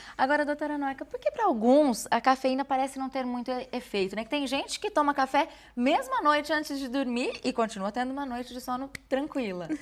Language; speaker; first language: Portuguese; native; Portuguese